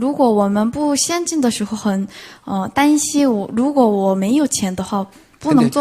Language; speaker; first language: Chinese; non-native, fluent; Korean